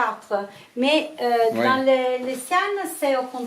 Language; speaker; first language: French; non-native, learner; Italian